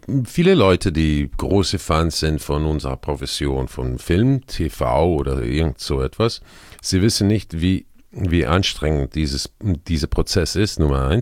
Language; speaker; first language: German; non-native, fluent; Croatian